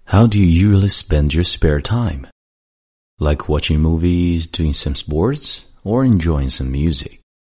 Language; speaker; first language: English; non-native, fluent; Chinese